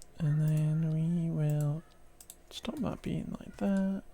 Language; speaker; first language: English; native; English